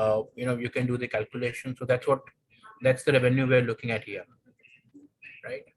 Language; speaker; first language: English; non-native, local second language; Hindi